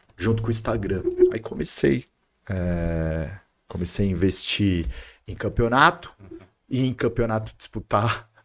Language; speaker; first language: Portuguese; native; Portuguese